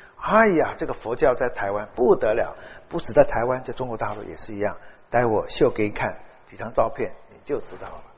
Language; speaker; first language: Chinese; native; Chinese